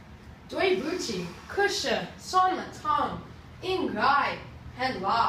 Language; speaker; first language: Chinese; non-native, learner; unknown